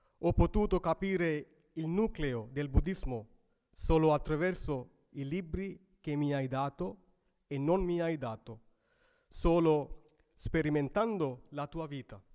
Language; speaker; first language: Italian; non-native, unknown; Sinhala